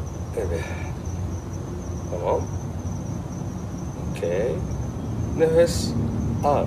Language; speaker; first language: Turkish; non-native, learner; Japanese